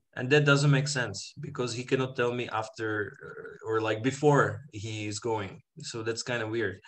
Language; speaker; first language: English; non-native, fluent; Czech